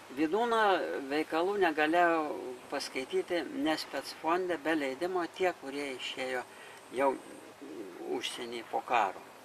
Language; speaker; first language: Lithuanian; native; Lithuanian